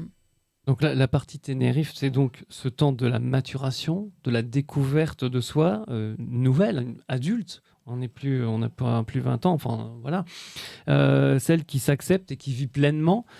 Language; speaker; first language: French; native; French